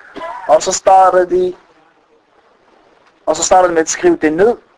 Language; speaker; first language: Danish; non-native, fluent; Arabic